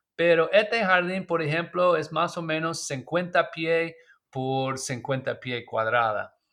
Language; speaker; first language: Spanish; non-native, learner; English